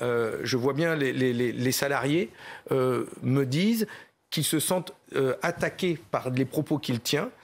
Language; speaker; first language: French; native; French